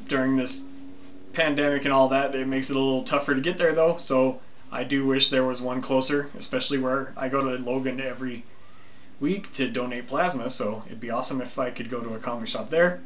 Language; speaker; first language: English; native; English